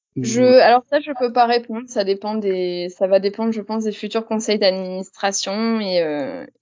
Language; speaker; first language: French; native; French